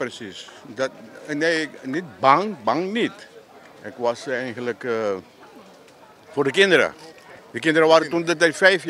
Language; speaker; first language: Dutch; non-native, local second language; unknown